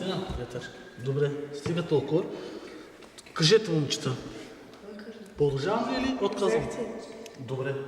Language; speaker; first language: Bulgarian; non-native, local second language; Turkish